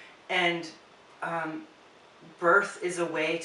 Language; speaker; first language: English; native; English